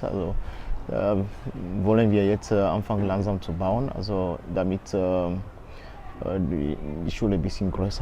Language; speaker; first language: German; non-native, fluent; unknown